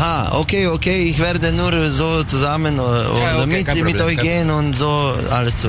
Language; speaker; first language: German; non-native, learner; Slovenian